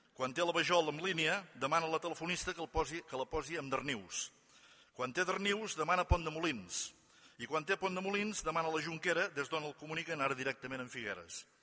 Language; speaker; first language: Catalan; native; Catalan